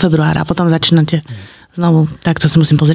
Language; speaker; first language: Slovak; native; Slovak